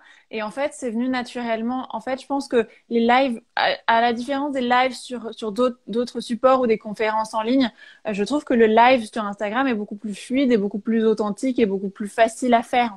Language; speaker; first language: French; native; French